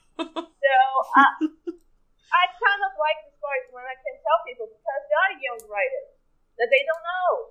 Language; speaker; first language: English; non-native, fluent; Portuguese